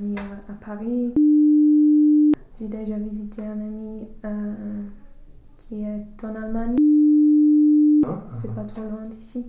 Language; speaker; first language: French; non-native, learner; English